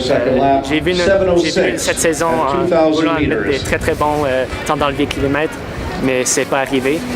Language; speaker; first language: French; non-native, local second language; English